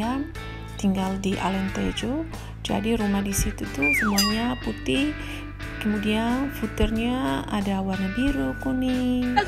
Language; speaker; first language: Indonesian; non-native, local second language; Tetum